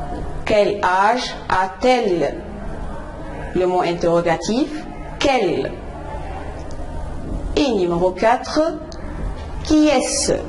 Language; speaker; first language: French; non-native, fluent; Arabic